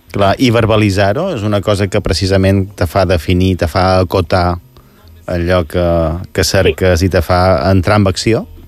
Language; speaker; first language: Catalan; native; Catalan